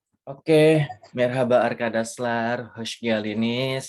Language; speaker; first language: Turkish; non-native, fluent; Indonesian